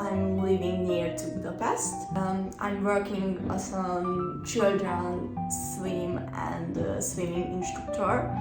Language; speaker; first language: English; non-native, fluent; Hungarian